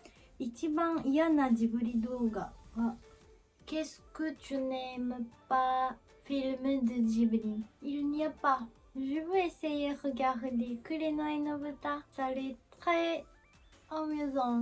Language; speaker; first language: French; non-native, learner; Japanese